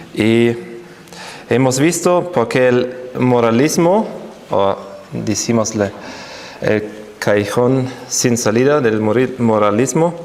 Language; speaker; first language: Spanish; non-native, fluent; German